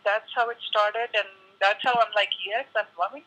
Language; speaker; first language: English; non-native, local second language; Hindi